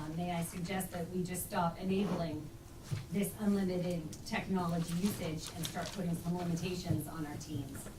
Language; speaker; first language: English; native; English